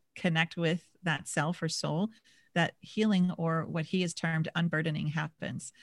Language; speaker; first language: English; native; English